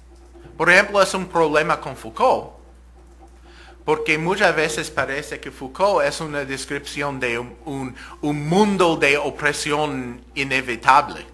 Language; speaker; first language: Spanish; non-native, fluent; English